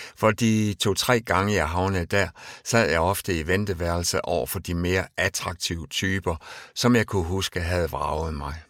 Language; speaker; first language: Danish; native; Danish